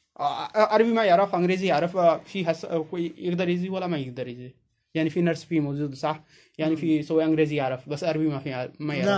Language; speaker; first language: Arabic; non-native, learner; Hindi